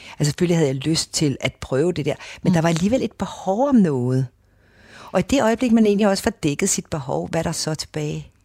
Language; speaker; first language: Danish; native; Danish